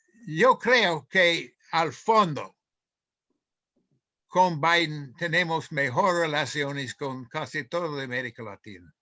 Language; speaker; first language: Spanish; non-native, fluent; English